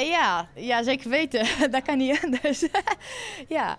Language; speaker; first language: Dutch; non-native, learner; Portuguese